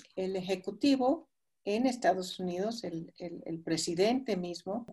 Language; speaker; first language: Spanish; non-native, fluent; English